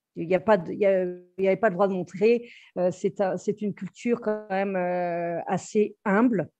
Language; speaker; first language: French; native; French